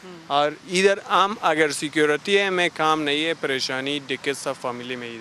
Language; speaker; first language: Hindi; non-native, learner; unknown